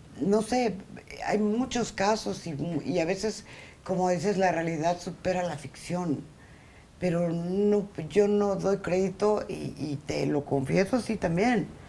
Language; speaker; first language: Spanish; native; Spanish